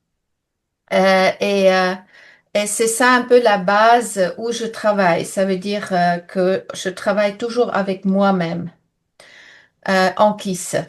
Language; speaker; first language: French; non-native, fluent; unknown